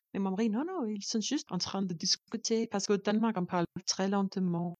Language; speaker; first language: French; non-native, learner; Danish